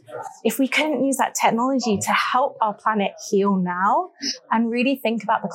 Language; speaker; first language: English; native; English